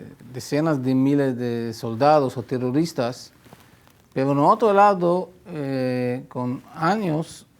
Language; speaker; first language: Spanish; non-native, fluent; Hebrew